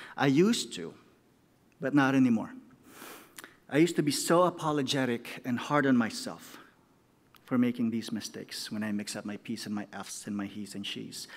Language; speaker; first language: English; non-native, local second language; Filipino